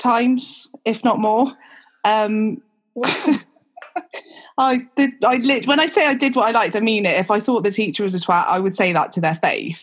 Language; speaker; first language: English; native; English